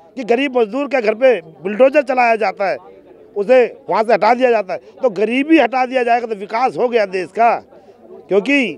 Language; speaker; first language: Hindi; native; Hindi